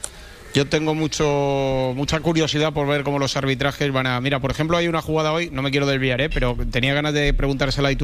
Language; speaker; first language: Spanish; native; Spanish